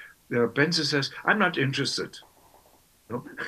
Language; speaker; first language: English; non-native, fluent; German